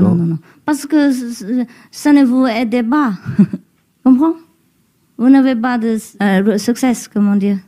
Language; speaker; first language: French; non-native, learner; Vietnamese